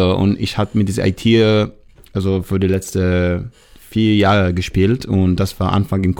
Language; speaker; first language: German; non-native, fluent; Hebrew